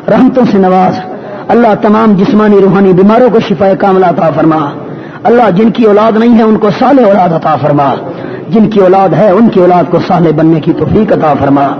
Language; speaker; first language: Urdu; non-native, local second language; Pashto